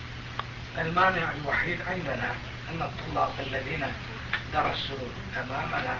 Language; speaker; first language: Arabic; non-native, fluent; Turkish